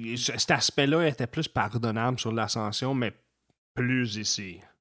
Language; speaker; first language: French; native; French